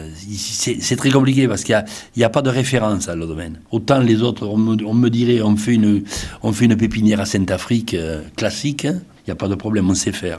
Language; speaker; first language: French; native; French